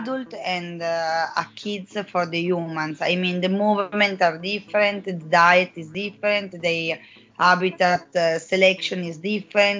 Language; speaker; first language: English; non-native, fluent; Italian